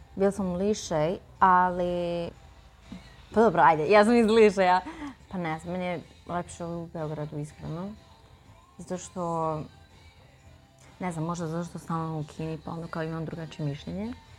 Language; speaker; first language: Croatian; non-native, learner; Chinese